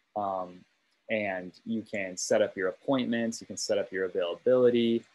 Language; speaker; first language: English; native; English